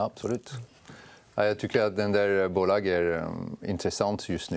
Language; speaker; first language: Swedish; non-native, fluent; French